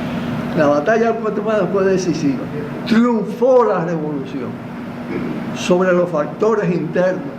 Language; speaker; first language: Spanish; native; Spanish